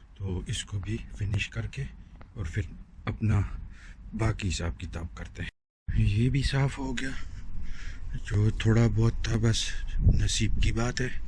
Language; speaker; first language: Urdu; native; Urdu